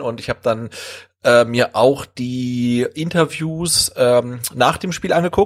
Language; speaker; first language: German; native; German